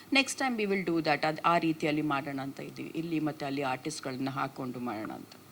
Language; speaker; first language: Kannada; non-native, local second language; Tulu